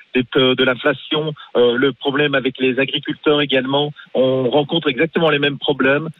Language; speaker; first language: French; native; French